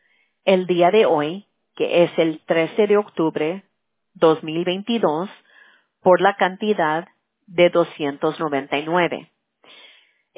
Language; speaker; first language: Spanish; early bilingual, heritage; English